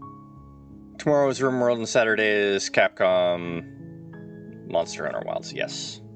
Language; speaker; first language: English; native; English